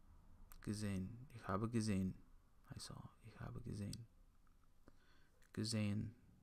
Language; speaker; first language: German; non-native, learner; English